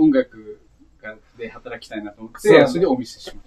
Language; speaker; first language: Japanese; native; Japanese